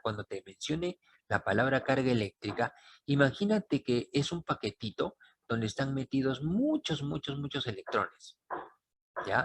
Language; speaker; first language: Spanish; native; Spanish